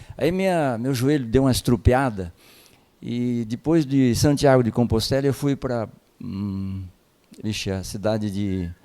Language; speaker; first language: Portuguese; native; Portuguese